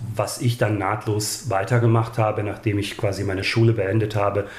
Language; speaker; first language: German; early bilingual, other home language; Bosnian